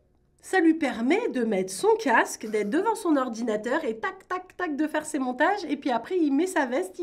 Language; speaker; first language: French; native; French